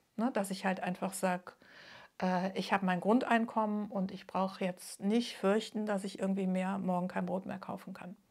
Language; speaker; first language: German; native; German